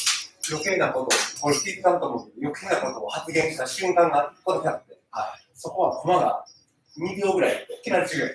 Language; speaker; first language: Japanese; native; Japanese